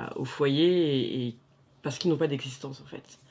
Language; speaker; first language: French; native; French